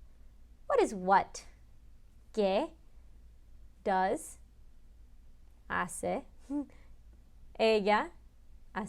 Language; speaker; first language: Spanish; early bilingual, heritage; Spanish